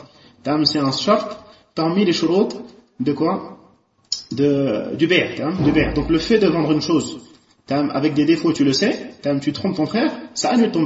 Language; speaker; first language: French; native; French